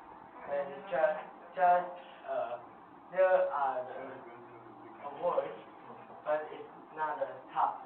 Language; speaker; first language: English; non-native, learner; Chinese